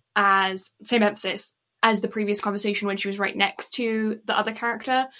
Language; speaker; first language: English; native; English